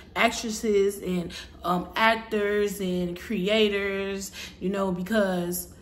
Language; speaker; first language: English; native; English